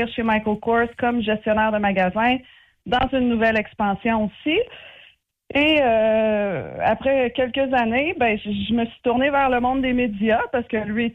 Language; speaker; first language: French; native; French